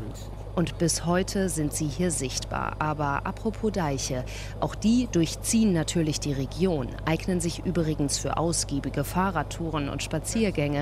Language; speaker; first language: German; native; German